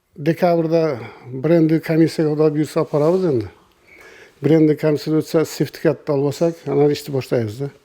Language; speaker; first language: Kyrgyz; non-native, local second language; Uzbek